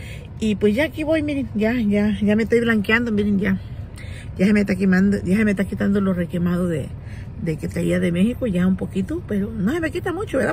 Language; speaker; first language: Spanish; native; Spanish